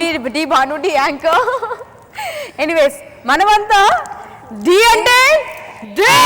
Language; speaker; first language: Telugu; native; Telugu